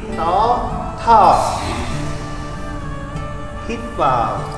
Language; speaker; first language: Vietnamese; non-native, learner; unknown